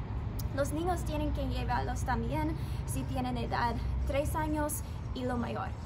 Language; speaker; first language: Spanish; non-native, learner; English